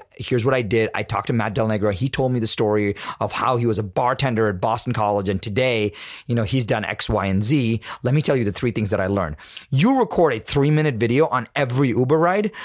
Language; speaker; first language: English; non-native, local second language; Tamil